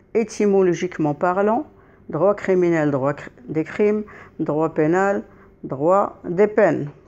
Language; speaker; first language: French; non-native, local second language; Arabic